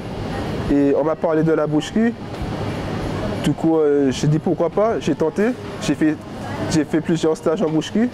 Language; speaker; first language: French; native; French